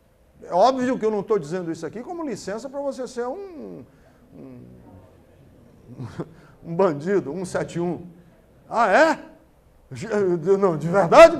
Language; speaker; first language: Portuguese; native; Portuguese